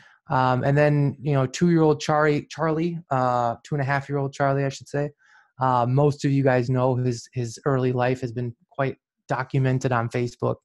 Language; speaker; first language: English; native; English